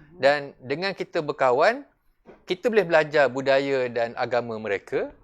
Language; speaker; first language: Malay; native; Malay